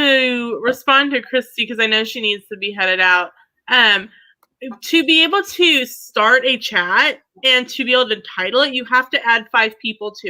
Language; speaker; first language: English; native; English